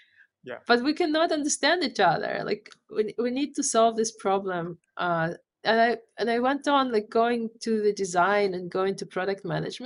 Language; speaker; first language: English; non-native, fluent; Polish